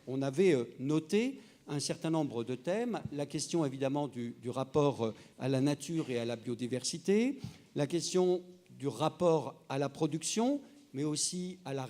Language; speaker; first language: French; native; French